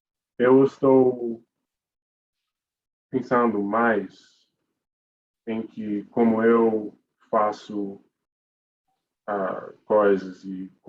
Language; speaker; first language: Portuguese; non-native, learner; English